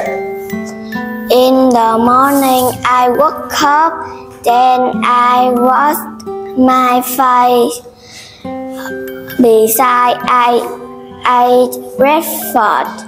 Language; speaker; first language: English; non-native, learner; Vietnamese